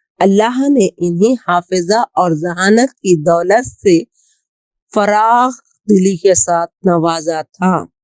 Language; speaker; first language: Urdu; native; Urdu